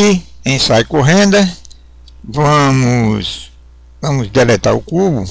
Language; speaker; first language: Portuguese; native; Portuguese